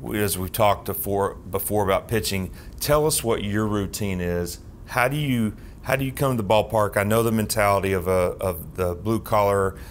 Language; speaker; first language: English; native; English